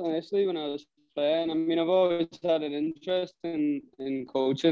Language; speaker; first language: English; native; English